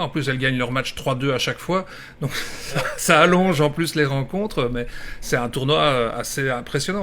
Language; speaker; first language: French; native; French